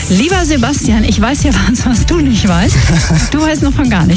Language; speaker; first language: German; native; German